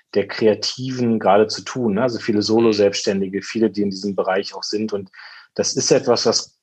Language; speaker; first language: German; native; German